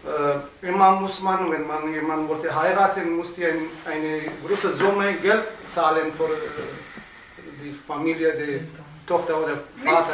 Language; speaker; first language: German; non-native, learner; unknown